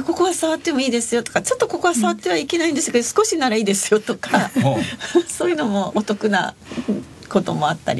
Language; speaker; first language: Japanese; native; Japanese